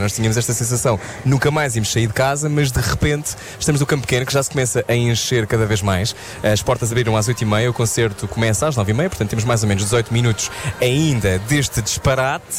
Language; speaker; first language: Portuguese; native; Portuguese